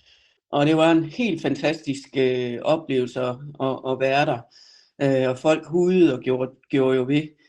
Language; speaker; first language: Danish; native; Danish